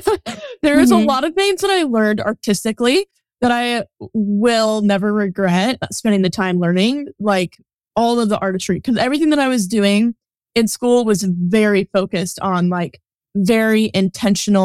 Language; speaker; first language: English; native; English